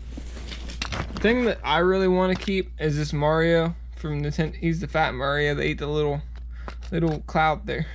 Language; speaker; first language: English; native; English